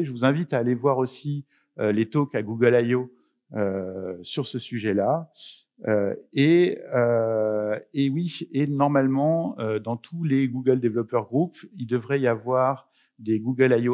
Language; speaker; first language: French; native; French